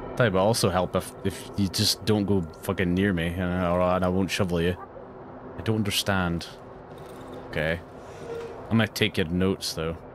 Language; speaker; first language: English; native; English